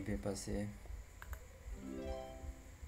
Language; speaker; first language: French; non-native, learner; English